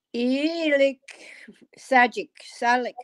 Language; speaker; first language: Turkish; non-native, learner; English